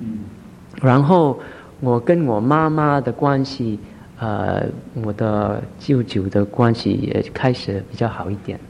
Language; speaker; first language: Chinese; early bilingual, heritage; Chinese